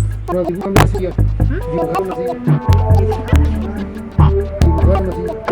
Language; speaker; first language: Spanish; native; Spanish